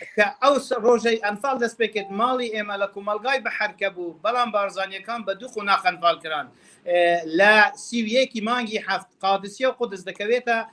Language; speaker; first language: Central Kurdish; non-native, local second language; Kurdish